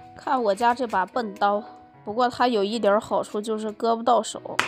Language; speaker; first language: Chinese; native; Chinese